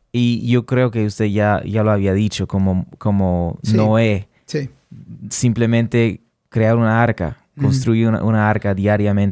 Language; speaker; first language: Spanish; early bilingual, heritage; Spanish